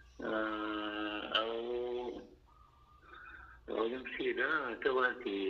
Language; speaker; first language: Thai; non-native, local second language; Northeastern Thai